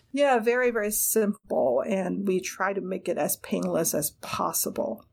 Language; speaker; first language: English; non-native, local second language; Cantonese